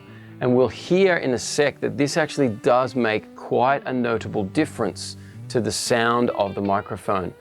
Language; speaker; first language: English; native; English